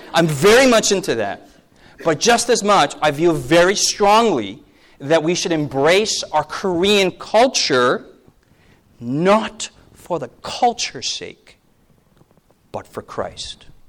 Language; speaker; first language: English; early bilingual, other home language; Korean